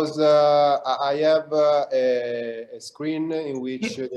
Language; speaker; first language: English; non-native, learner; Italian